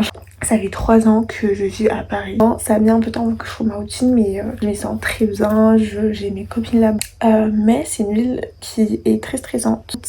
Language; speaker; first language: French; non-native, local second language; Malagasy